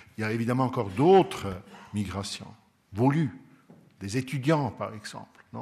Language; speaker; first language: French; non-native, local second language; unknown